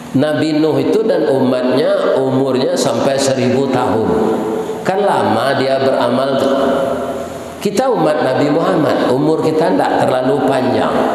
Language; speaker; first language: Malay; non-native, local second language; Minangkabau